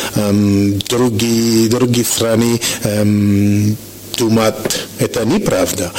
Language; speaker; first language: Russian; non-native, learner; French